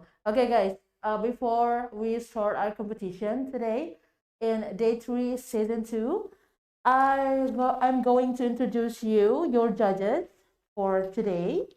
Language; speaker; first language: English; non-native, fluent; Indonesian